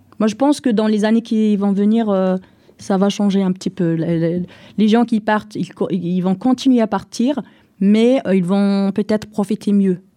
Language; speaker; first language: French; non-native, local second language; Arabic